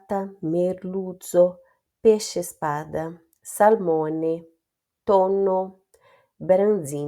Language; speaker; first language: Italian; non-native, fluent; Portuguese